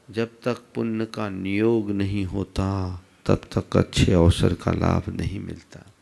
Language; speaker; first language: Hindi; native; Hindi